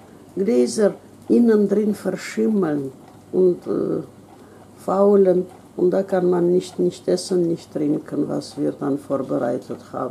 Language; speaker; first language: German; non-native, local second language; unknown